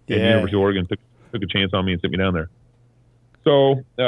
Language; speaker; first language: English; native; English